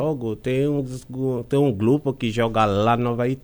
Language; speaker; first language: Portuguese; non-native, learner; Haitian Creole